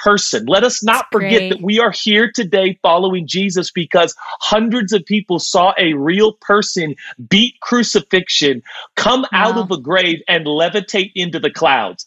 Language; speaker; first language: English; native; English